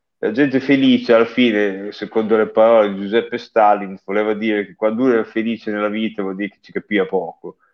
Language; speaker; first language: Italian; native; Italian